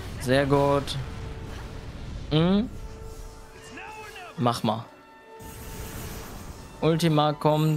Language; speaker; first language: German; native; German